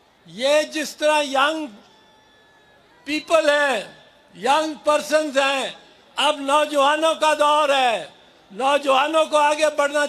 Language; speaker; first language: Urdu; non-native, local second language; Punjabi